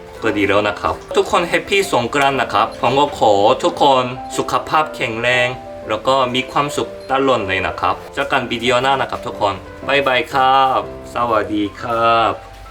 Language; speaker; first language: Thai; non-native, fluent; Korean